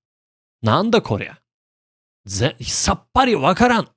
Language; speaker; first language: Japanese; non-native, learner; English